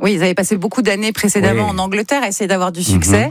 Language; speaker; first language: French; native; French